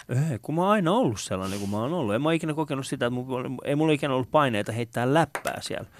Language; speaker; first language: Finnish; early bilingual, other home language; Persian